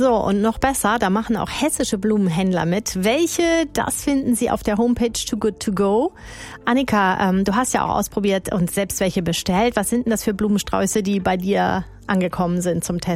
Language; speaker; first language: German; native; German